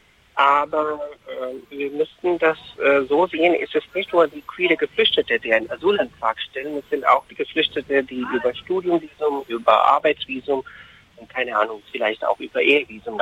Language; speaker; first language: German; non-native, fluent; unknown